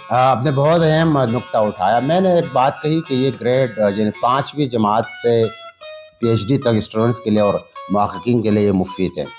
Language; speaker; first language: Urdu; non-native, local second language; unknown